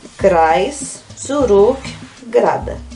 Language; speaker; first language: German; non-native, fluent; Portuguese